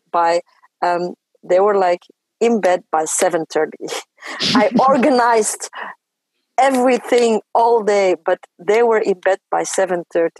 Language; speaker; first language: English; non-native, fluent; French